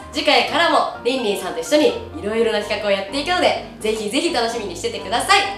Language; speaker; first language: Japanese; native; Japanese